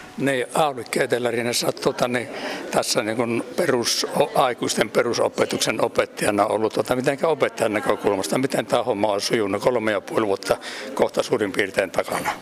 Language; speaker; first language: Finnish; native; Finnish